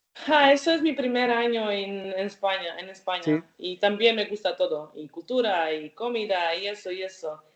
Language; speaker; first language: Spanish; non-native, learner; Croatian